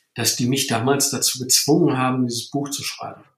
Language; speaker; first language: German; native; German